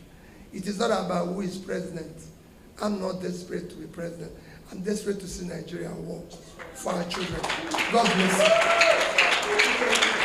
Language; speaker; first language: English; non-native, local second language; Igbo